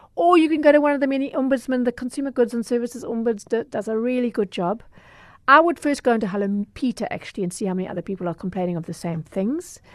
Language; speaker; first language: English; native; English